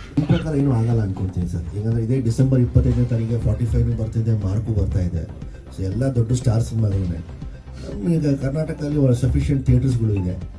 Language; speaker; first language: Kannada; non-native, local second language; Urdu